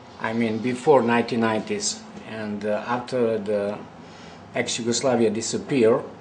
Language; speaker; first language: English; non-native, learner; Serbian